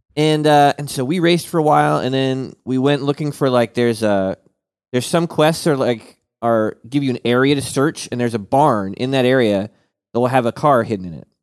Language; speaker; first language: English; native; English